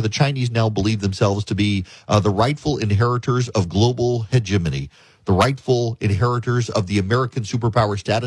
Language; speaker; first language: English; native; English